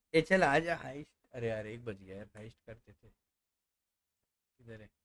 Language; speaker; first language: Hindi; non-native, local second language; Marathi